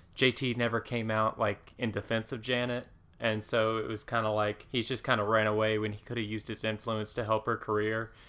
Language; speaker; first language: English; native; English